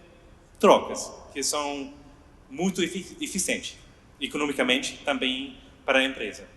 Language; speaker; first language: Portuguese; non-native, fluent; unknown